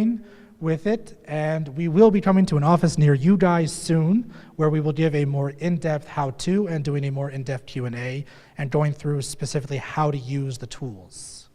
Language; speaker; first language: English; native; English